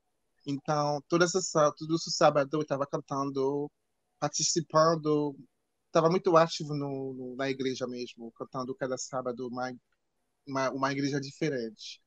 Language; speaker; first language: Portuguese; non-native, fluent; French